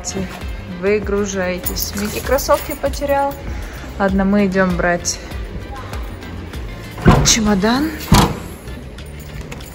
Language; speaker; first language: Russian; native; Russian